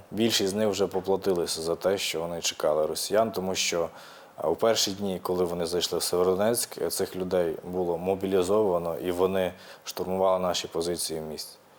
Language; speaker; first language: Ukrainian; native; Ukrainian